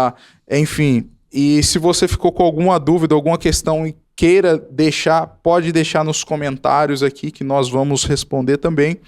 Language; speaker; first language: Portuguese; native; Portuguese